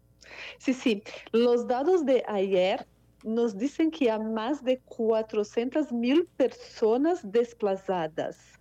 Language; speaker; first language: Spanish; non-native, fluent; Portuguese